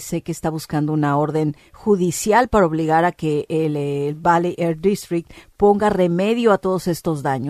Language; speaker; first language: Spanish; native; Spanish